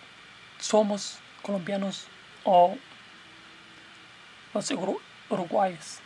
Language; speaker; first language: Spanish; non-native, learner; English